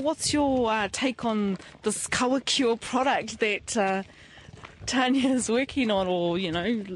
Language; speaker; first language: English; native; English